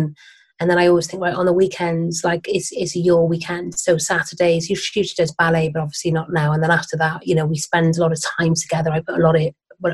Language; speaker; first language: English; native; English